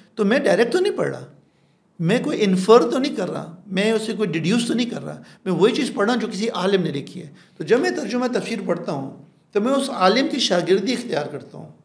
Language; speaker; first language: Urdu; non-native, local second language; Pashto